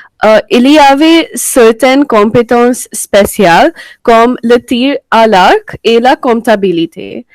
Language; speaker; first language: French; non-native, learner; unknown